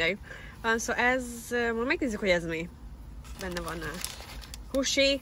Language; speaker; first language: Hungarian; non-native, fluent; English